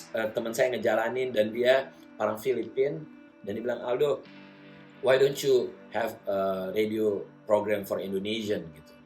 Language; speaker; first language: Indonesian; native; Indonesian